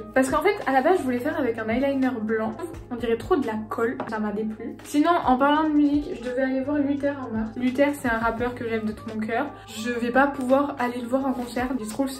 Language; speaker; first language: French; native; French